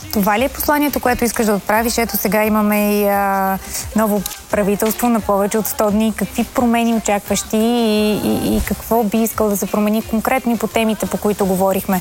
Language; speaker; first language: Bulgarian; native; Bulgarian